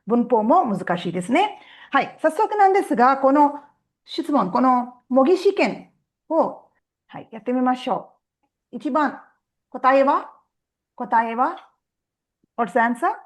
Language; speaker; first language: Japanese; non-native, fluent; Tamil